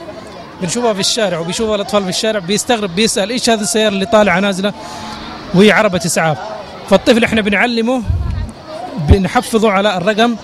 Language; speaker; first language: Arabic; native; Arabic